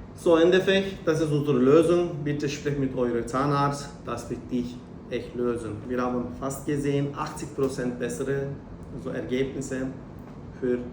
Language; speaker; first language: German; non-native, learner; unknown